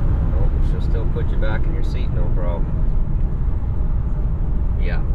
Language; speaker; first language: English; native; English